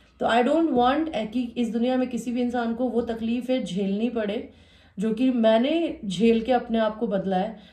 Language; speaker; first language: Hindi; native; Hindi